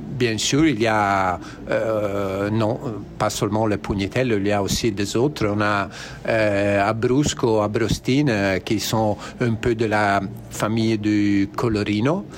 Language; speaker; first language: French; non-native, learner; Italian